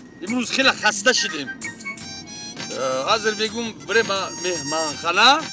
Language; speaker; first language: Persian; non-native, learner; Hindi